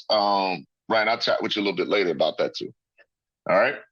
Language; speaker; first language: English; native; English